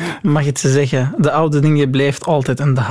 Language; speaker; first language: Dutch; non-native, learner; Arabic